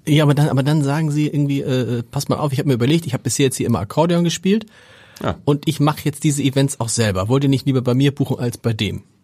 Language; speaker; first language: German; native; German